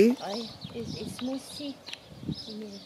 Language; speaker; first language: Spanish; non-native, learner; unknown